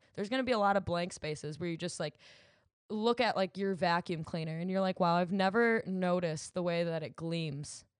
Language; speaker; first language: English; native; English